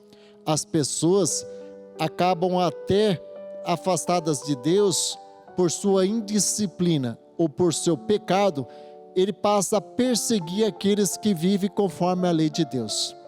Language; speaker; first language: Portuguese; native; Portuguese